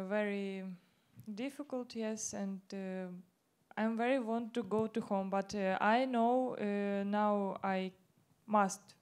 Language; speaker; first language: English; non-native, learner; Ukrainian